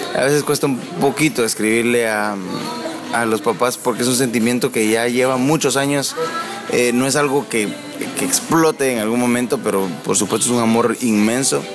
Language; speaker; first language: Spanish; native; Spanish